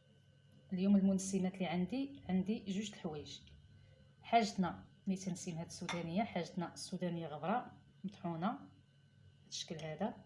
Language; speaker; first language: Arabic; native; Arabic